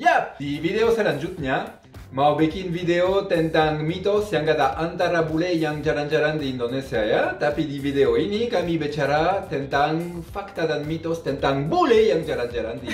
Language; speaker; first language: Indonesian; non-native, fluent; French